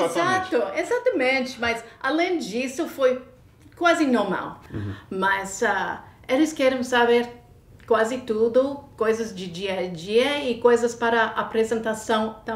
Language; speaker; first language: Portuguese; non-native, fluent; English